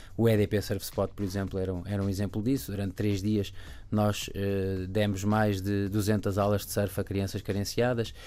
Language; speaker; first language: Portuguese; native; Portuguese